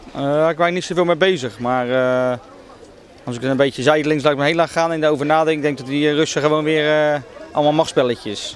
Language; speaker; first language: Dutch; native; Dutch